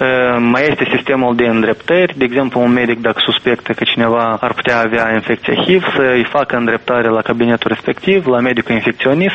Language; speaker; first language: Romanian; native; Romanian